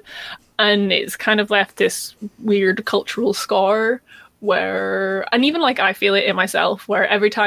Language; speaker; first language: English; native; English